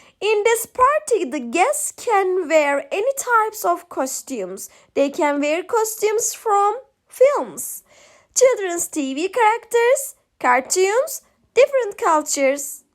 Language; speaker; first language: English; non-native, fluent; Turkish